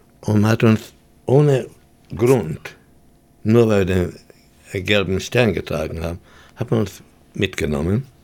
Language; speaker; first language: German; early bilingual, heritage; German